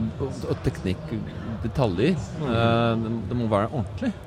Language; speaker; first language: Norwegian; non-native, fluent; Polish